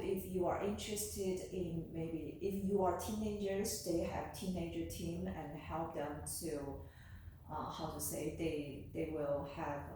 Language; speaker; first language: English; non-native, learner; Chinese